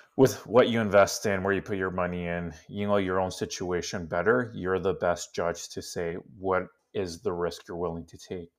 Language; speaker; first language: English; non-native, fluent; Spanish